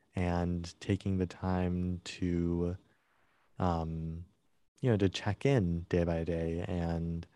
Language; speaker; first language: English; native; English